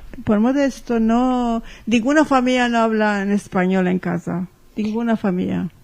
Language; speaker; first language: Spanish; early bilingual, heritage; Ladino